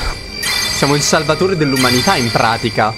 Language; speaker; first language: Italian; native; Italian